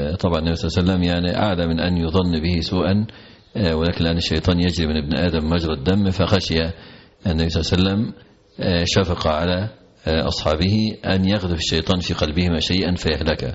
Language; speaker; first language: Arabic; native; Arabic